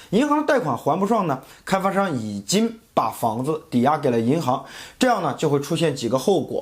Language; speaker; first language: Chinese; native; Chinese